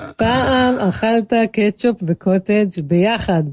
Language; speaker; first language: Hebrew; native; Hebrew